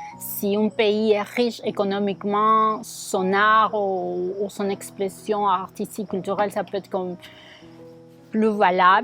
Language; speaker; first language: French; non-native, fluent; Spanish